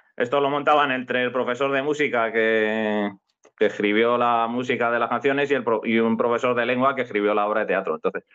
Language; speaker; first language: Spanish; native; Spanish